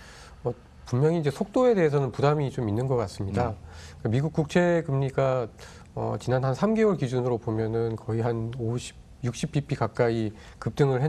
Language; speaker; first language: Korean; native; Korean